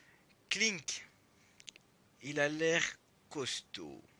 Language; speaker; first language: French; native; French